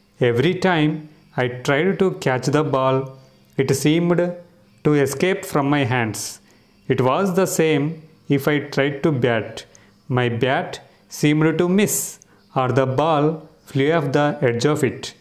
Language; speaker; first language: English; non-native, local second language; Telugu